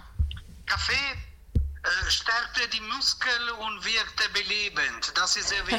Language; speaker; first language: German; non-native, fluent; Italian